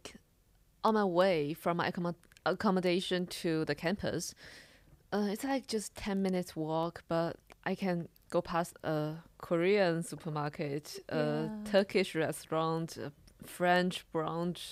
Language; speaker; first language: English; non-native, fluent; Chinese